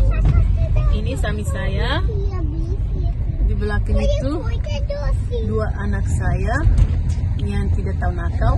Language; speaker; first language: Indonesian; non-native, local second language; Tetum